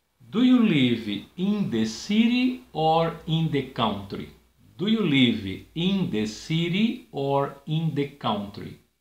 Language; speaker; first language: English; non-native, fluent; Portuguese